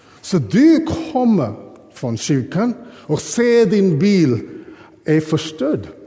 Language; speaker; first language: Swedish; non-native, fluent; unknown